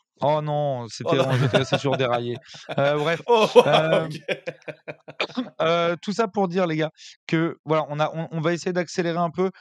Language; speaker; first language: French; native; French